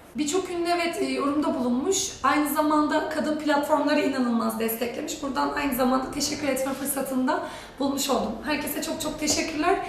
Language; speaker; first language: Turkish; native; Turkish